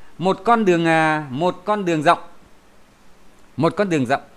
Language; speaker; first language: Vietnamese; native; Vietnamese